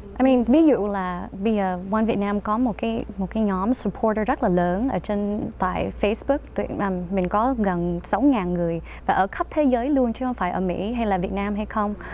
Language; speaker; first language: Vietnamese; early bilingual, heritage; Vietnamese